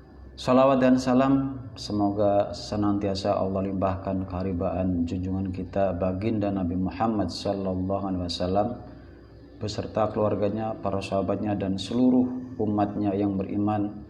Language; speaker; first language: Indonesian; non-native, local second language; Javanese